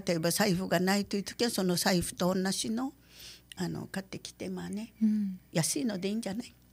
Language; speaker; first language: Japanese; native; Japanese